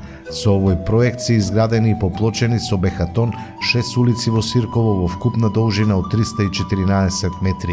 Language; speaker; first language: Macedonian; native; Macedonian